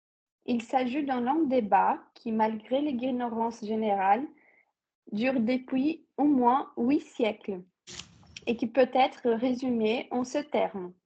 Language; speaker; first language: French; non-native, fluent; Portuguese